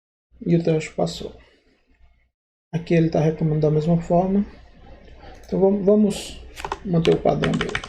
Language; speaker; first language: Portuguese; native; Portuguese